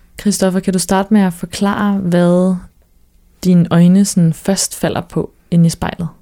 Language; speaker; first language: Danish; native; Danish